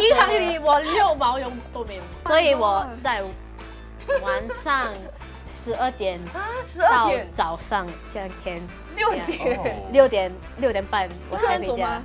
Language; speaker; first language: Chinese; non-native, local second language; English